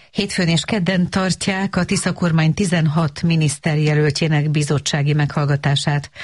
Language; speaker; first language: Hungarian; native; Hungarian